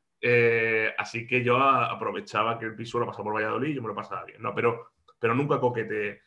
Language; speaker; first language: Spanish; native; Spanish